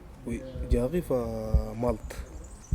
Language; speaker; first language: French; non-native, learner; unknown